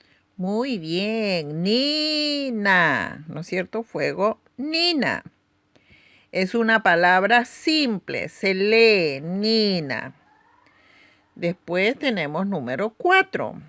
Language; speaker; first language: Spanish; non-native, local second language; Aymara